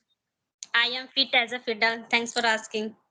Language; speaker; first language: English; non-native, learner; Hindi